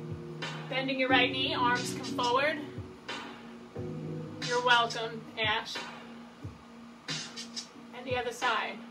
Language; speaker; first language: English; native; English